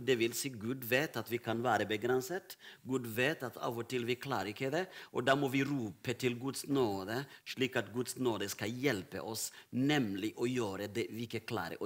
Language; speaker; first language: Swedish; non-native, learner; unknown